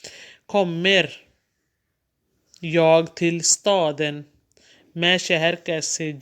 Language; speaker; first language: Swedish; non-native, learner; Urdu